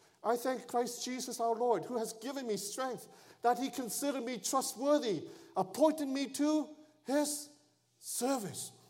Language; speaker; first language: English; early bilingual, other home language; Vietnamese